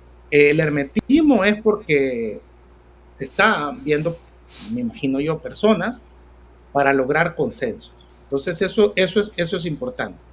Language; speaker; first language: Spanish; native; Spanish